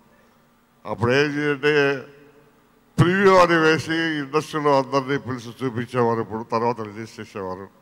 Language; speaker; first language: Telugu; native; Telugu